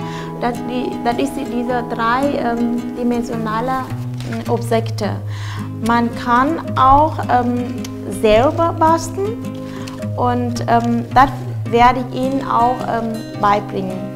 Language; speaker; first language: German; non-native, fluent; Vietnamese